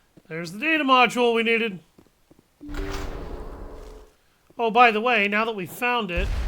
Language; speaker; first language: English; native; English